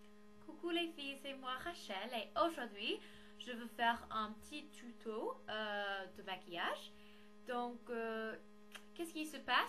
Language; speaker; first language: French; non-native, learner; English